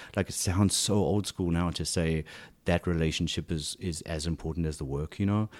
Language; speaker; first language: English; native; English